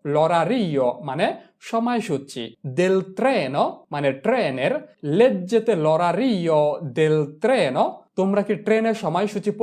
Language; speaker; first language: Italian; non-native, fluent; Bangla